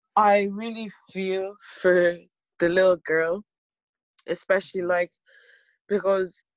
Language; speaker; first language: English; native; English